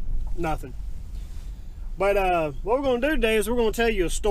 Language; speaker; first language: English; native; English